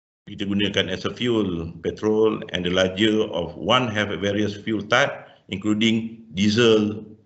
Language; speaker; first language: English; non-native, local second language; Malay